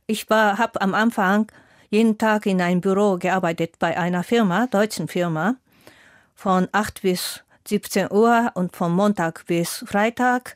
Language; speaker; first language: German; non-native, fluent; Japanese